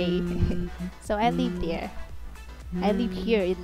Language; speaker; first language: English; non-native, fluent; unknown